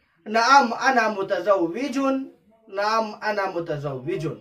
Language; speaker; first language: Arabic; non-native, fluent; Urdu